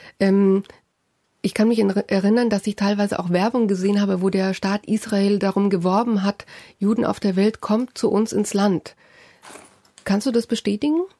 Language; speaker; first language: German; native; German